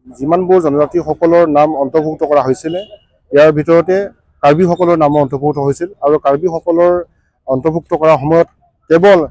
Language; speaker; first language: Assamese; non-native, local second language; Karbi